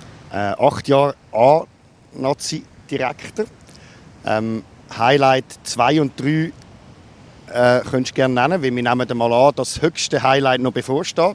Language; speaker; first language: German; native; German